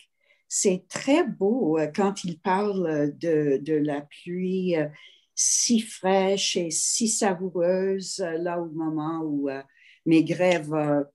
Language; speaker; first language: French; non-native, fluent; English